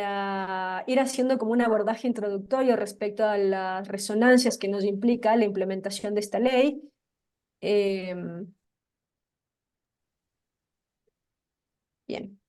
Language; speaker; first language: Spanish; native; Spanish